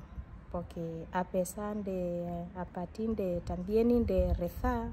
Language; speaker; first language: Spanish; non-native, learner; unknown